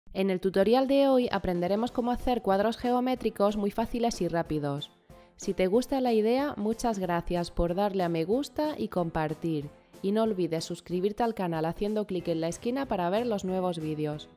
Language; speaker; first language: Spanish; native; Spanish